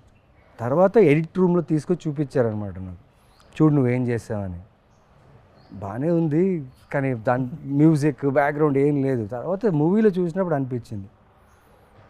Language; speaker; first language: Telugu; native; Telugu